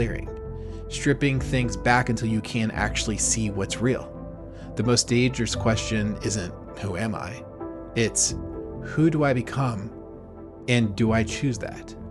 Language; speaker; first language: English; native; English